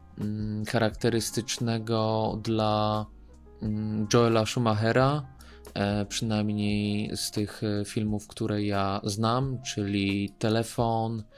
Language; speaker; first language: Polish; native; Polish